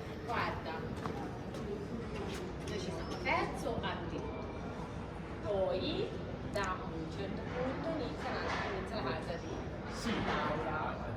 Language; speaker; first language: Italian; native; Italian